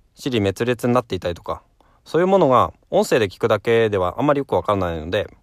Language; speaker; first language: Japanese; native; Japanese